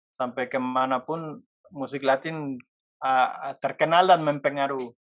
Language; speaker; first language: Indonesian; non-native, fluent; Spanish